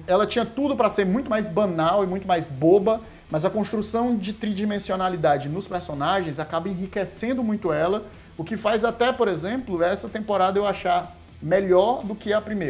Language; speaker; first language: Portuguese; native; Portuguese